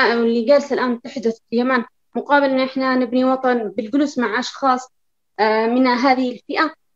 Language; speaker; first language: Arabic; native; Arabic